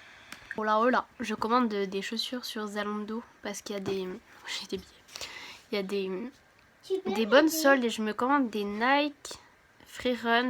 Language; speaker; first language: French; native; French